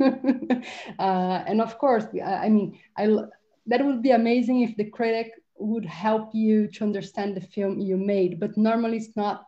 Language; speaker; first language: English; non-native, fluent; Portuguese